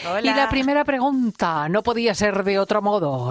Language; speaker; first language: Spanish; native; Spanish